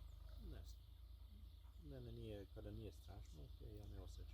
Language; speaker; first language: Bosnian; non-native, learner; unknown